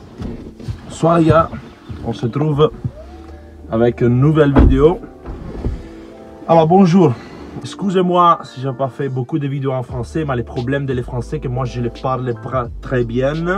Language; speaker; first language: French; non-native, learner; Italian